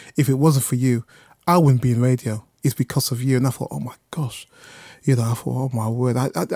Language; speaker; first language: English; native; English